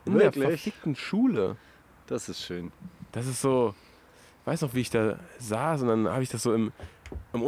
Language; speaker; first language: German; native; German